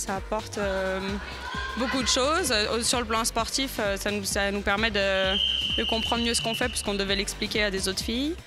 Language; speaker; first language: French; native; French